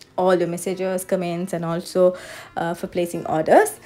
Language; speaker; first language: English; non-native, local second language; Sinhala